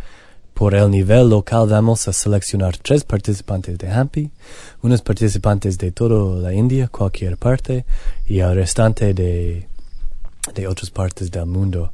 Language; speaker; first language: Spanish; non-native, learner; English